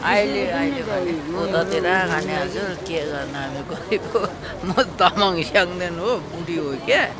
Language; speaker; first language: Nepali; non-native, local second language; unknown